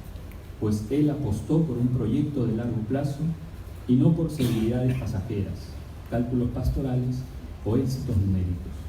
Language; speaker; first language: Spanish; native; Spanish